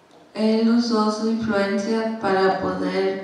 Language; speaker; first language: Spanish; non-native, learner; English